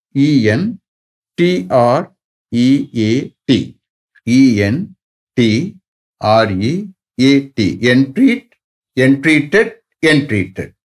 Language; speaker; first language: English; non-native, local second language; Tamil